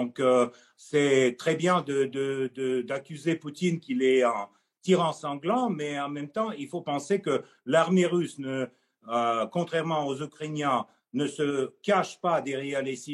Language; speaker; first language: French; non-native, fluent; Russian